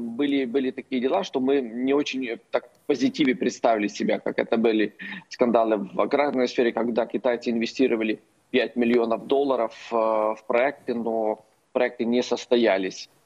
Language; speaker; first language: Russian; non-native, local second language; Ukrainian